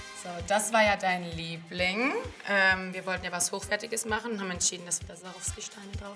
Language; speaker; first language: German; native; German